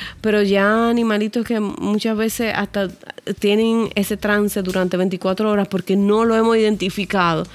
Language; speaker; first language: Spanish; native; Spanish